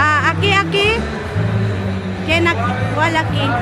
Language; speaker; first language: Spanish; non-native, learner; Filipino